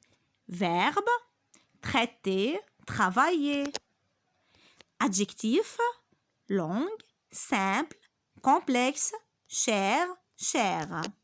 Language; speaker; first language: French; non-native, local second language; Arabic